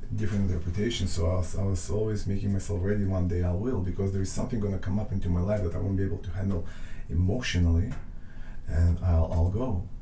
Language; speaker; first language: English; non-native, fluent; Russian